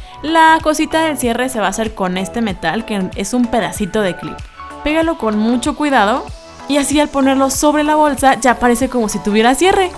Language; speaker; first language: Spanish; native; Spanish